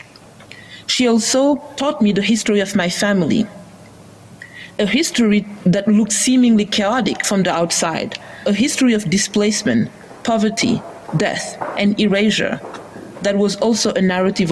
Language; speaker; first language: English; non-native, fluent; Wolof